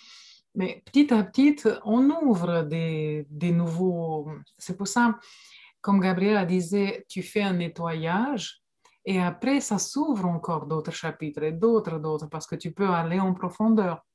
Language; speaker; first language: French; non-native, fluent; Romanian